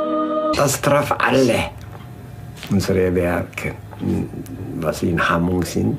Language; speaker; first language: German; non-native, fluent; Korean